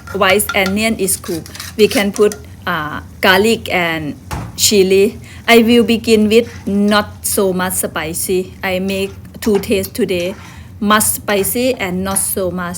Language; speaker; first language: English; non-native, learner; Thai